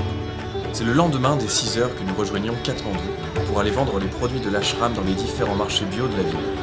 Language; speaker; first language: French; native; French